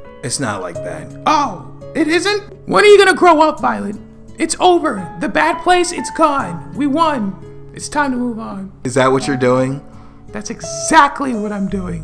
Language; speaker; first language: English; native; English